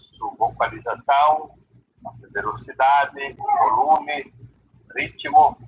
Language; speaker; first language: Spanish; non-native, learner; Portuguese